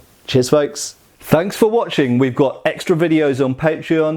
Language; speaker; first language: English; native; English